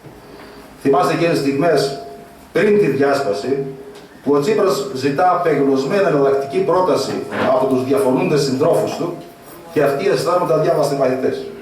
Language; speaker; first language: Greek; native; Greek